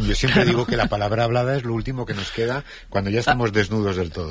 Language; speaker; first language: Spanish; native; Spanish